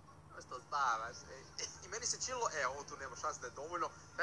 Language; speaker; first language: Bosnian; native; Bosnian